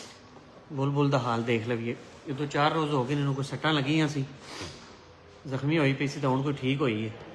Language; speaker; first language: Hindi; non-native, local second language; Punjabi